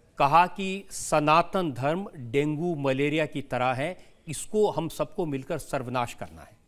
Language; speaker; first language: Hindi; native; Hindi